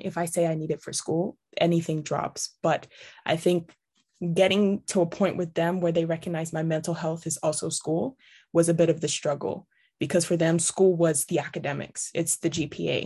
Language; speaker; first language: English; native; English